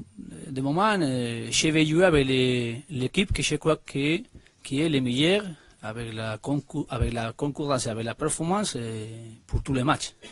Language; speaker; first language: French; non-native, learner; Spanish